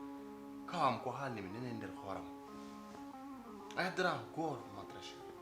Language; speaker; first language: French; non-native, local second language; Fula